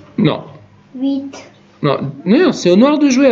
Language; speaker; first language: French; native; French